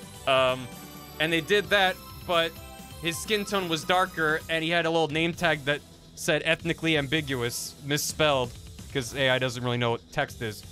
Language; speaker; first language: English; native; English